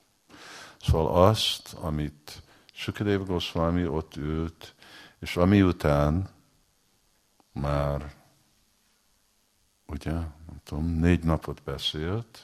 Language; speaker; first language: Hungarian; early bilingual, heritage; Hungarian